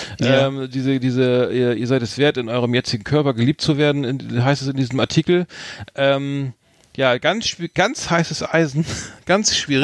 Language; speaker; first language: German; native; German